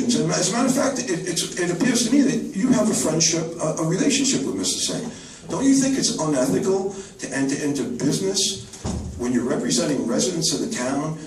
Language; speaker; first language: English; native; English